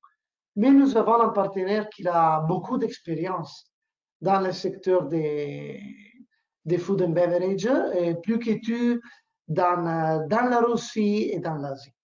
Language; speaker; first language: French; non-native, learner; Italian